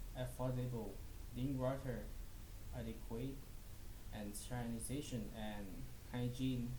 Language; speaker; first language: English; non-native, learner; Thai